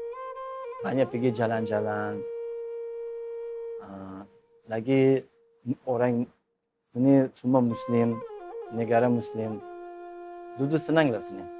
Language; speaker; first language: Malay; non-native, learner; Uzbek